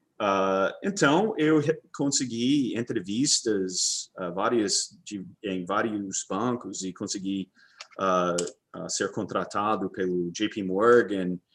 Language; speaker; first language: Portuguese; non-native, fluent; English